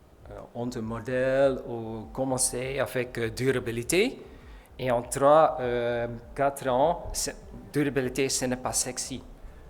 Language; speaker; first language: French; non-native, learner; Dutch